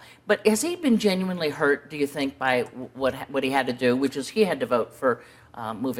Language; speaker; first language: English; native; English